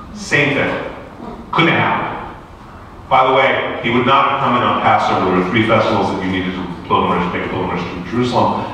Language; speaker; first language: English; native; English